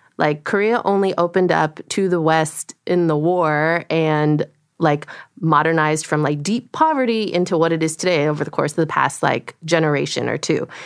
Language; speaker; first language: English; early bilingual, other home language; Korean